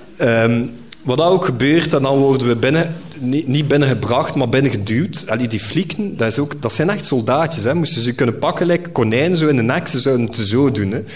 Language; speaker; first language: Dutch; native; Dutch